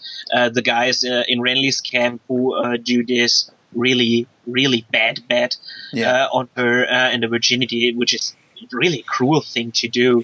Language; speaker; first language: English; non-native, fluent; German